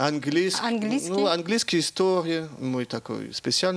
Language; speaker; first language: Russian; early bilingual, heritage; French